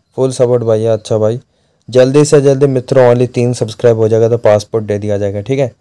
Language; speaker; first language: Hindi; non-native, local second language; Bangla